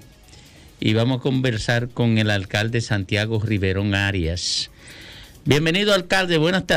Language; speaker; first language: Spanish; native; Spanish